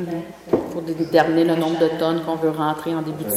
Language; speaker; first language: French; native; French